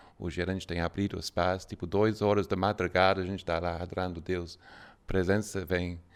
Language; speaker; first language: Portuguese; non-native, fluent; English